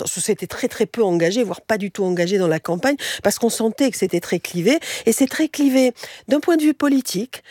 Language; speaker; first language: French; native; French